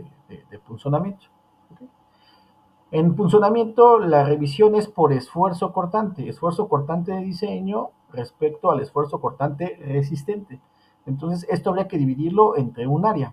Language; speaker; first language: Spanish; native; Spanish